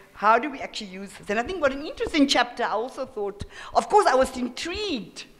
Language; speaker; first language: English; early bilingual, other home language; Afrikaans